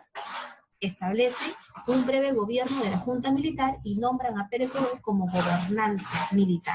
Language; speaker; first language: Spanish; native; Spanish